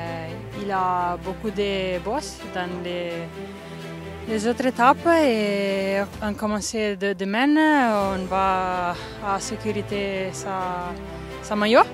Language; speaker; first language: French; non-native, learner; Italian